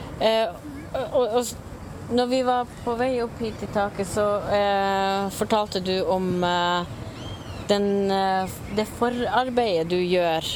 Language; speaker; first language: Norwegian; native; Norwegian